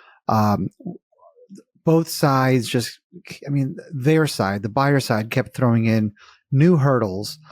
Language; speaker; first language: English; native; English